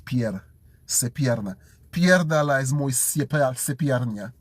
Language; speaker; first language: Polish; non-native, learner; English